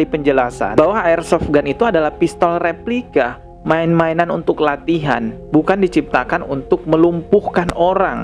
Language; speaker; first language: Indonesian; native; Indonesian